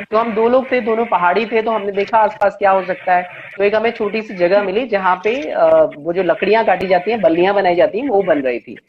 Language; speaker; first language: Hindi; native; Hindi